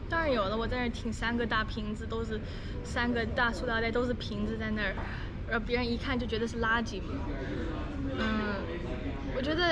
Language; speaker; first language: Chinese; early bilingual, other home language; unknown